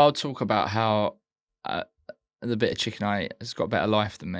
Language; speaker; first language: English; native; English